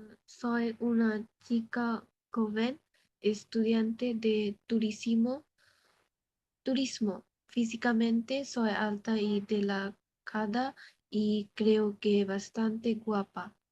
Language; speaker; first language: Spanish; non-native, learner; Bangla